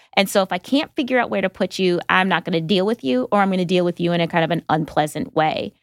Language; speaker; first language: English; native; English